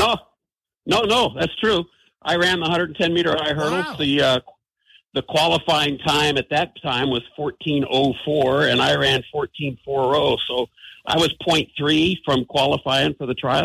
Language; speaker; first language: English; native; English